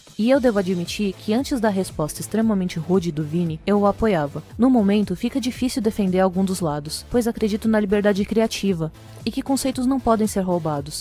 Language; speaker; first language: Portuguese; native; Portuguese